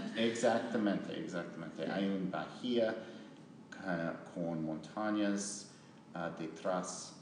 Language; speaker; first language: Spanish; non-native, learner; English